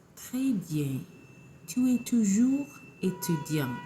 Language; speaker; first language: French; non-native, learner; English